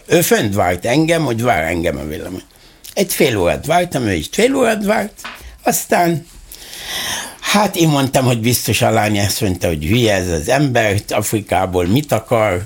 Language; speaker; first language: Hungarian; non-native, fluent; Arabic